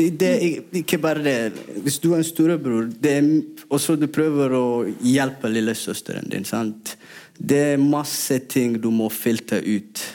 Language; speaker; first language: Norwegian; non-native, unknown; Somali